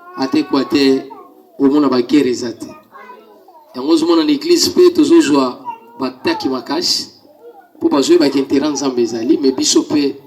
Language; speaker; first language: Lingala; native; Lingala